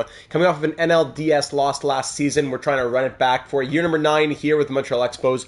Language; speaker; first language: English; native; English